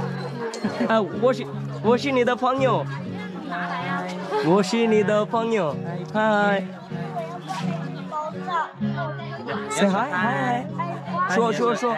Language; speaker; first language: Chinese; non-native, learner; Bangla